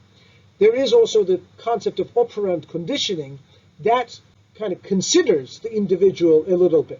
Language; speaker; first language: English; non-native, fluent; Turkish